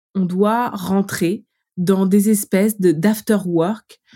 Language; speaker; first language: French; native; French